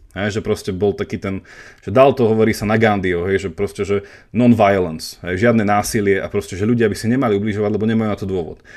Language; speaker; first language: Slovak; native; Slovak